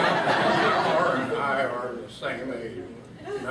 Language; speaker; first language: English; native; English